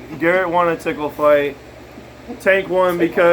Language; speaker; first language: English; native; English